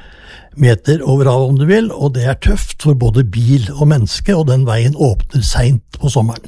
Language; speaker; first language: Norwegian; native; Norwegian